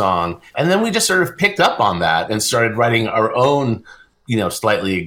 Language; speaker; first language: English; native; English